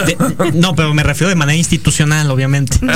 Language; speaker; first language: Spanish; native; Spanish